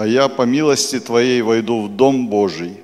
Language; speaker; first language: Polish; non-native, learner; Russian